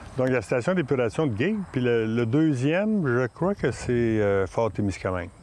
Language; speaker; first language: French; native; French